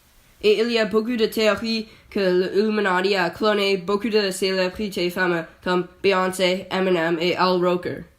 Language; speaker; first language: French; non-native, learner; English